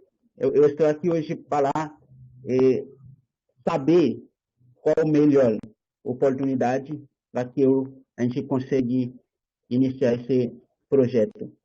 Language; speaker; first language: Portuguese; non-native, learner; Haitian Creole